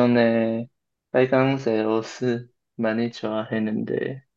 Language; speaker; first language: Korean; non-native, learner; Chinese